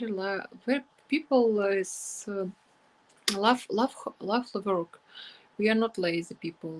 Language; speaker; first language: English; non-native, learner; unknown